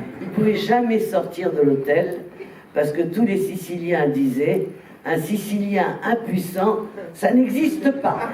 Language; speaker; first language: French; native; French